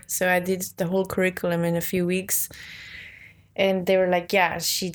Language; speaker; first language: English; non-native, fluent; Swiss German